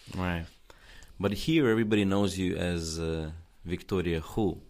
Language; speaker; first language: English; non-native, fluent; Tajik